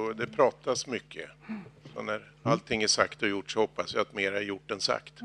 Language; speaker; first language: Swedish; native; Swedish